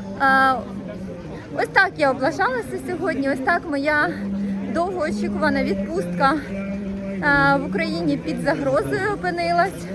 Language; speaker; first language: Ukrainian; native; Ukrainian